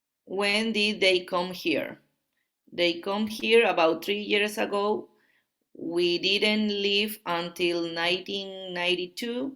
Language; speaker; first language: English; non-native, learner; Spanish